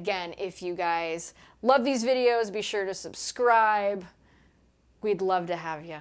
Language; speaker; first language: English; native; English